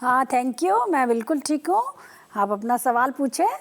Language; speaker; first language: Hindi; native; Hindi